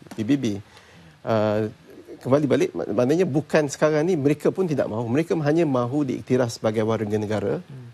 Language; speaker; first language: Malay; native; Malay